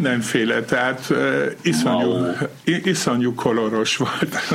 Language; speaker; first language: Hungarian; non-native, fluent; German